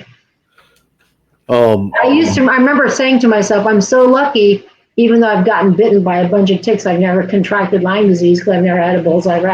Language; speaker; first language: English; native; English